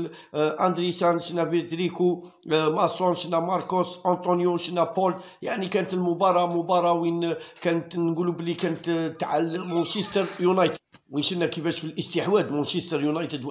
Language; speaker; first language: Arabic; native; Arabic